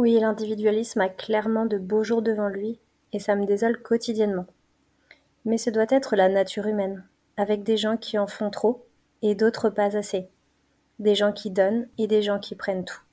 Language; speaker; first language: French; native; French